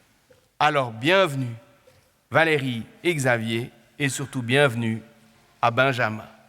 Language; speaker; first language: French; native; French